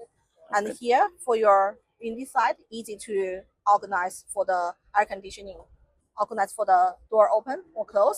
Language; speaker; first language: English; non-native, fluent; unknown